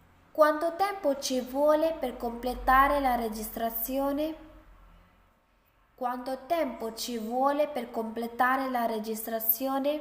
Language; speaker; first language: Italian; non-native, fluent; Urdu